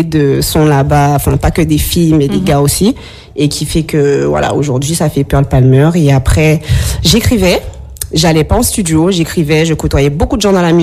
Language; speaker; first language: French; native; French